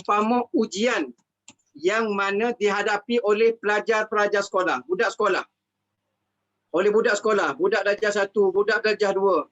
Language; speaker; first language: Malay; native; Malay